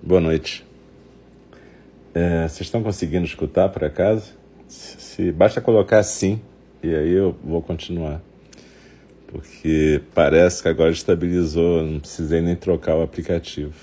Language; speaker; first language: Portuguese; native; Portuguese